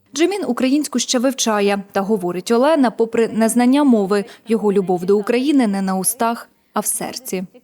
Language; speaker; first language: Ukrainian; native; Ukrainian